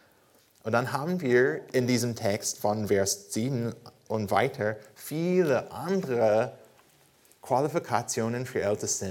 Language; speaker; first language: German; non-native, fluent; English